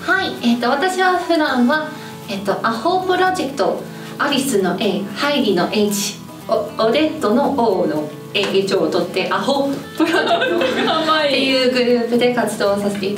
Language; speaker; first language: Japanese; non-native, fluent; Spanish